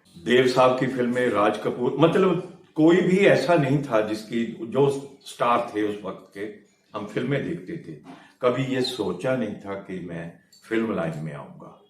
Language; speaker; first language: Hindi; native; Hindi